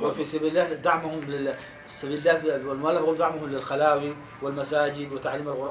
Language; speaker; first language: Arabic; native; Arabic